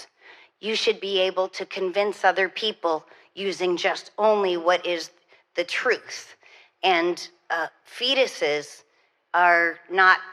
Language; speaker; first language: English; native; English